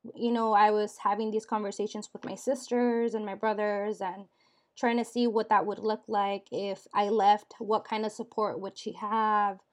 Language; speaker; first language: English; native; English